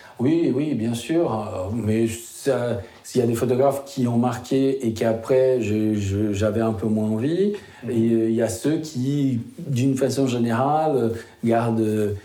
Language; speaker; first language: French; non-native, fluent; Portuguese